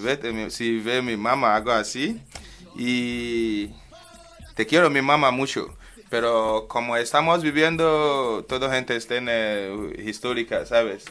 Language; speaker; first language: Spanish; non-native, learner; English